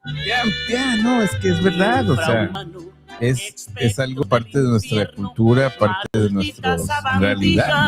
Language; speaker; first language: Spanish; early bilingual, heritage; Spanish